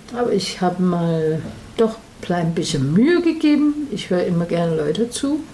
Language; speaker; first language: German; non-native, learner; Chinese